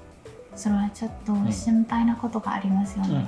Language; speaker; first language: Japanese; non-native, learner; Burmese